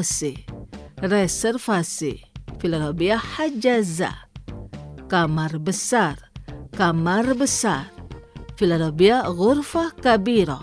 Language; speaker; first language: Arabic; non-native, fluent; Indonesian